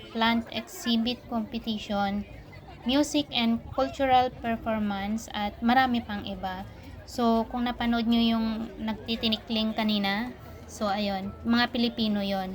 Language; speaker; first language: Filipino; native; Filipino